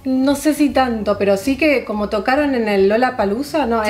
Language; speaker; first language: Spanish; native; Spanish